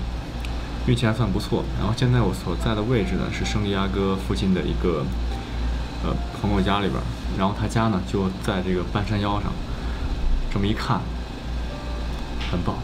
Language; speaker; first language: Chinese; native; Chinese